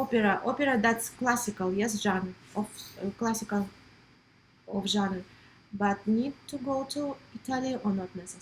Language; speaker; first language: English; non-native, learner; Russian